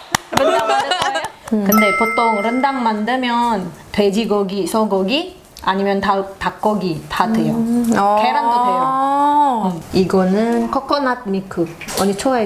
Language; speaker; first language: Korean; non-native, learner; Indonesian